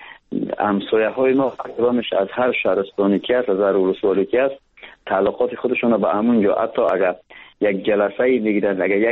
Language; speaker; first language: Persian; native; Persian